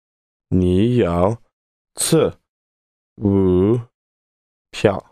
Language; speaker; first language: Chinese; non-native, learner; English